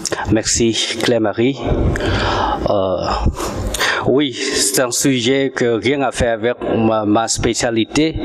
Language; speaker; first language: French; non-native, fluent; Vietnamese